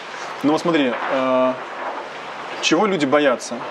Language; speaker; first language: Russian; native; Russian